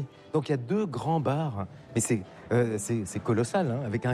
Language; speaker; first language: French; native; French